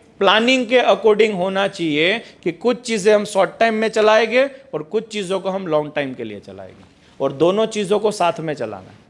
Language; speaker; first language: Hindi; non-native, local second language; Gujarati